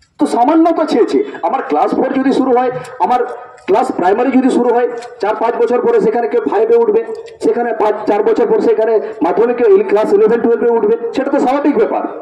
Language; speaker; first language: Bangla; non-native, local second language; Santali